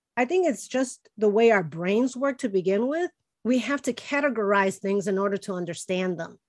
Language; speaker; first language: English; early bilingual, other home language; Spanish